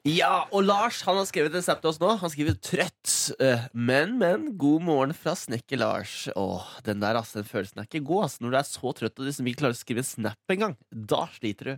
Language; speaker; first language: Norwegian; native; Norwegian